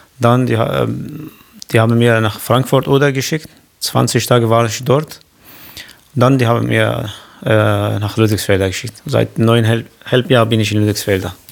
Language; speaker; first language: German; non-native, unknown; Kurdish